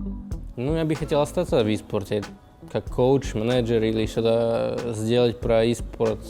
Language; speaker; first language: Russian; non-native, learner; Slovak